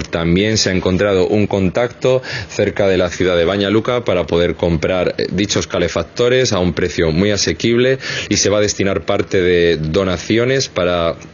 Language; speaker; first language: Spanish; native; Spanish